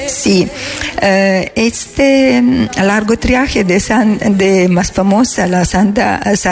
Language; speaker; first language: Spanish; non-native, learner; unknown